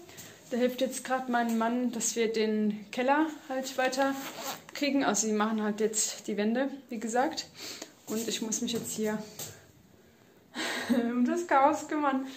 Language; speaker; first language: German; native; German